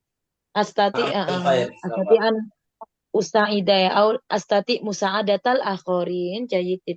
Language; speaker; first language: Arabic; non-native, fluent; Indonesian